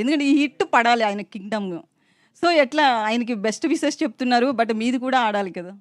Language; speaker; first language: Telugu; native; Telugu